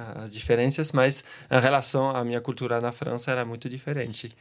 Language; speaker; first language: Portuguese; non-native, fluent; French